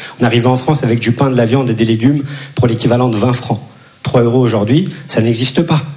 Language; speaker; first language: French; early bilingual, other home language; Turkish